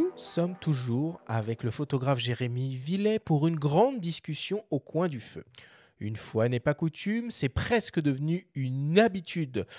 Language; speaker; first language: French; native; French